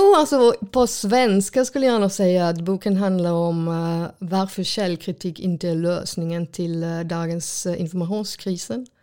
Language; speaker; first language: Swedish; non-native, fluent; German